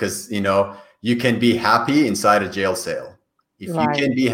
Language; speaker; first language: English; non-native, fluent; Persian